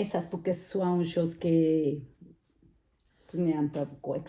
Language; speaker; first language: French; non-native, fluent; Spanish